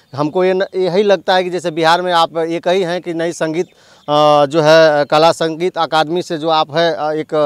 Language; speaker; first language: Hindi; native; Hindi